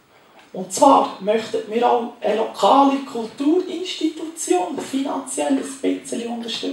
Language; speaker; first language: German; native; German